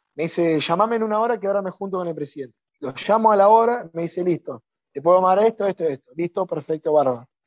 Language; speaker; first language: Spanish; native; Spanish